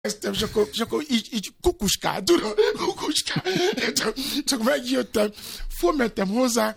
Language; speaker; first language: Hungarian; non-native, fluent; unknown